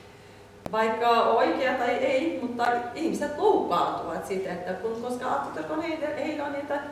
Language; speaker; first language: Finnish; non-native, learner; Turkish